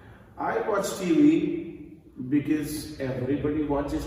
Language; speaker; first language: English; non-native, local second language; Hindi